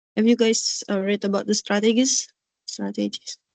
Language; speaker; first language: English; non-native, learner; Indonesian